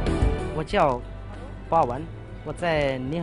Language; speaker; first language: Chinese; non-native, learner; Hindi